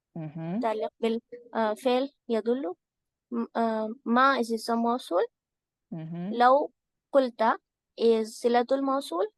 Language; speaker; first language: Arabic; non-native, learner; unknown